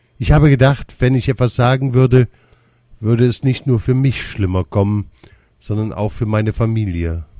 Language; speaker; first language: German; early bilingual, other home language; Russian